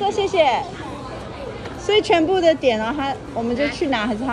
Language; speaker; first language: Chinese; early bilingual, heritage; Chinese